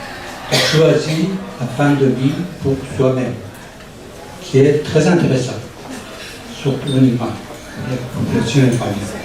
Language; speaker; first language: French; non-native, learner; Persian